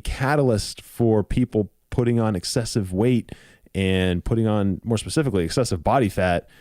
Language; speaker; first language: English; native; English